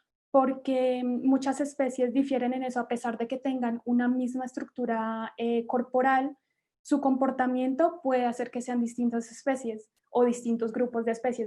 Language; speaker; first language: Spanish; native; Spanish